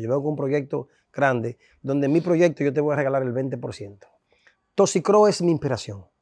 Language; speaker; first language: Spanish; native; Spanish